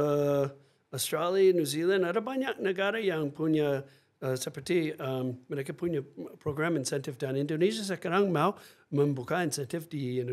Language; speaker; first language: Indonesian; non-native, fluent; English